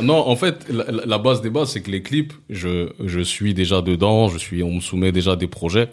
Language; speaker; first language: French; early bilingual, other home language; Lingala